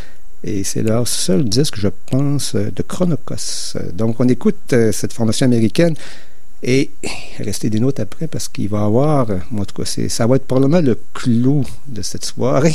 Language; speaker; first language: French; native; French